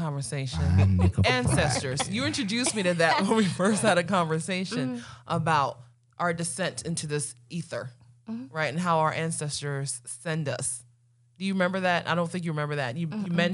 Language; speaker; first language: English; non-native, local second language; Akan